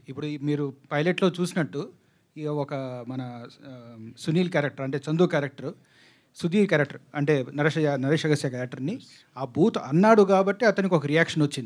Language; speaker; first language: Telugu; native; Telugu